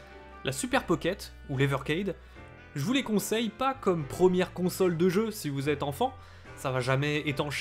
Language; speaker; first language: French; native; French